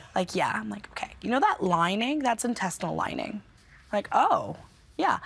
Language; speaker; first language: English; native; English